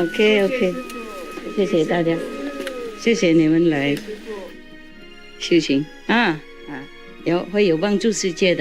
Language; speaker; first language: Chinese; non-native, fluent; Vietnamese